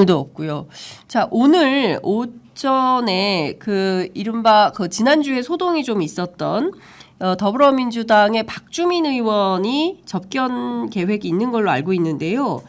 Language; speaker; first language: Korean; native; Korean